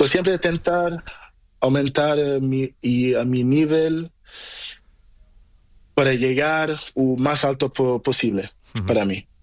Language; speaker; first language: Spanish; non-native, local second language; Portuguese